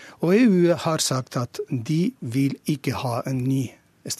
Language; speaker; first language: Norwegian; non-native, fluent; Catalan